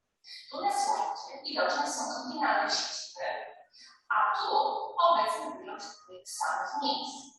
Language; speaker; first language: Polish; native; Polish